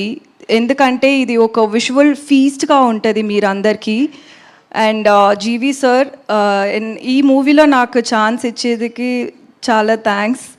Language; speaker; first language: Telugu; non-native, learner; Tamil